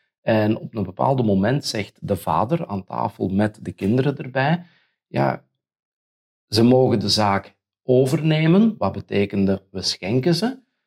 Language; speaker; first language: Dutch; native; Dutch